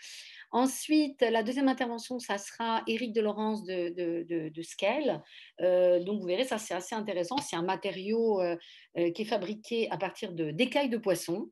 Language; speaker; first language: French; native; French